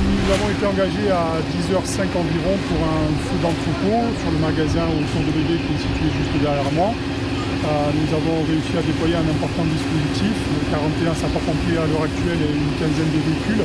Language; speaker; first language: French; native; French